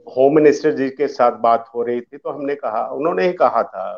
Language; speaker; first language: Hindi; early bilingual, other home language; Dogri